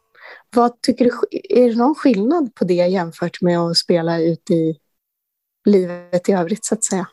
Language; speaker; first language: Swedish; native; Swedish